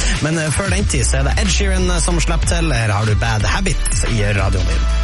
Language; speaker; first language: Norwegian; native; Norwegian